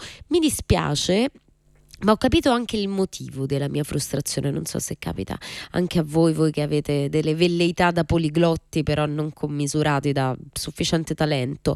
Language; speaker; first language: Italian; native; Italian